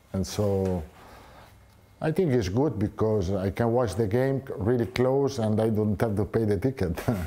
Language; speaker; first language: English; non-native, fluent; Italian